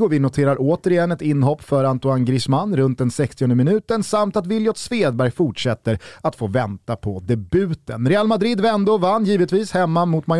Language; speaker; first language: Swedish; native; Swedish